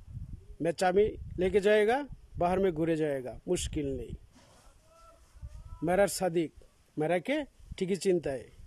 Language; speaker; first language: Hindi; non-native, learner; Bangla